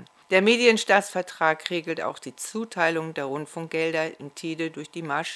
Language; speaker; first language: German; native; German